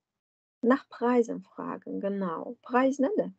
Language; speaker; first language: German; non-native, fluent; Azerbaijani